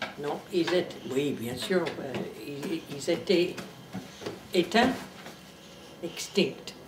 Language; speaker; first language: French; non-native, fluent; English